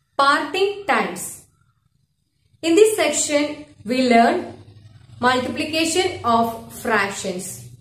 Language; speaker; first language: English; non-native, local second language; Malayalam